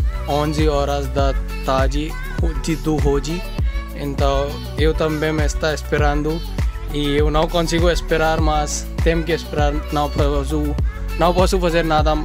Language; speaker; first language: Portuguese; non-native, learner; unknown